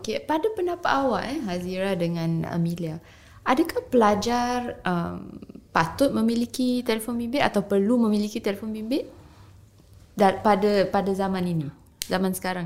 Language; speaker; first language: Malay; native; Malay